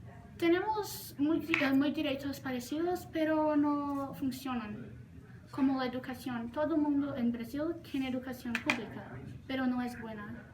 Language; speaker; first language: Spanish; non-native, learner; Portuguese